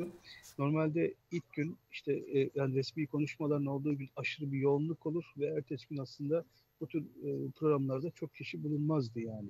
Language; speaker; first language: Turkish; native; Turkish